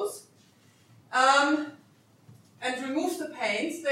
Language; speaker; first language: English; non-native, fluent; German